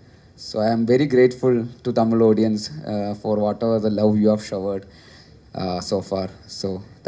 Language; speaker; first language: Tamil; non-native, learner; Malayalam